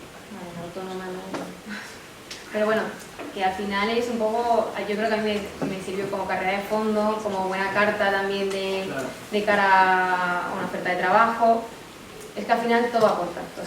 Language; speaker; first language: Spanish; native; Spanish